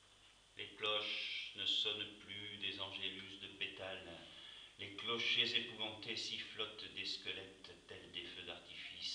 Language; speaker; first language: French; native; French